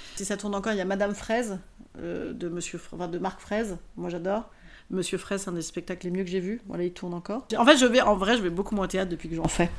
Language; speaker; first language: French; native; French